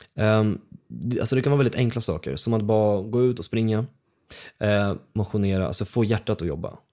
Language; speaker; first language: Swedish; early bilingual, other home language; Russian